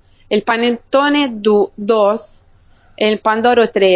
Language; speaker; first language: Spanish; non-native, fluent; Italian